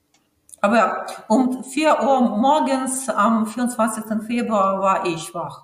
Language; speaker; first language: German; non-native, fluent; Ukrainian